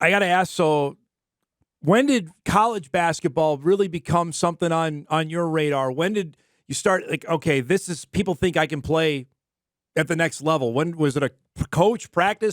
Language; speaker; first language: English; native; English